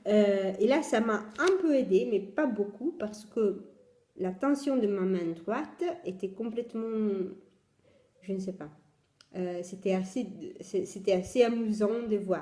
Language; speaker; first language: French; non-native, fluent; Italian